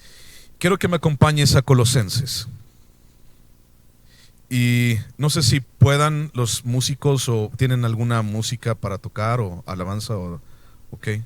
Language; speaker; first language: Spanish; native; Spanish